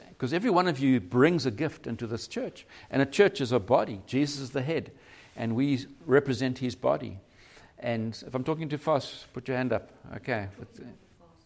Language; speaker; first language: English; native; English